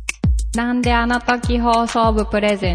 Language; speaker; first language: Japanese; non-native, learner; German